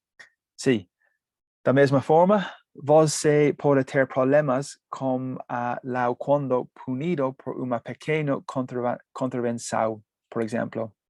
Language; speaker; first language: Portuguese; non-native, learner; English